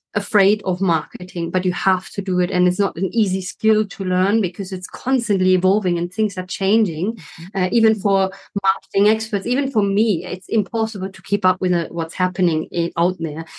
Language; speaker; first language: English; non-native, fluent; German